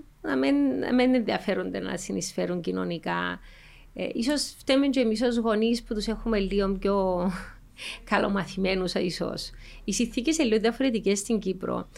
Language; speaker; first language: Greek; native; Greek